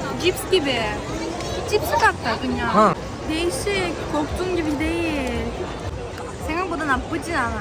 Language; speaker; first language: Korean; non-native, fluent; Turkish